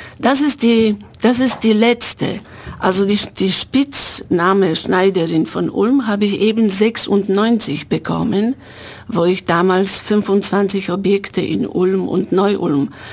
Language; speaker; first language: German; non-native, fluent; Polish